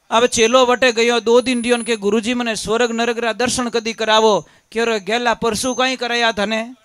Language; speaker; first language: Hindi; native; Hindi